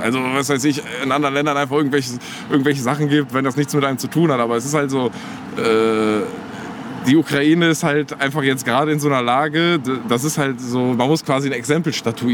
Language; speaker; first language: German; native; German